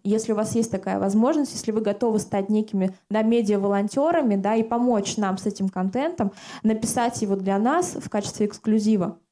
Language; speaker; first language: Russian; native; Russian